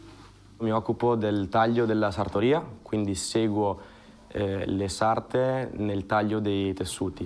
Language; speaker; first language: Italian; native; Italian